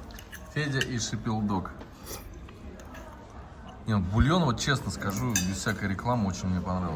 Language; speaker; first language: Russian; native; Russian